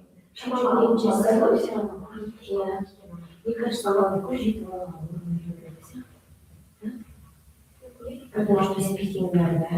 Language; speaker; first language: Russian; non-native, local second language; Kazakh